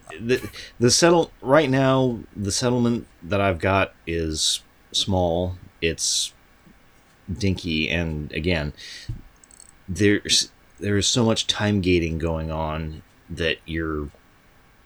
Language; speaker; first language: English; native; English